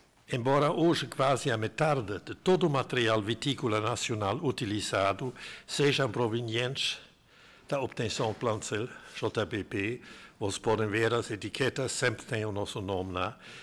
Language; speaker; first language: Portuguese; non-native, fluent; German